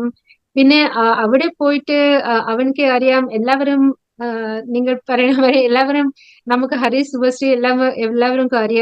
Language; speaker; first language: Malayalam; non-native, local second language; Odia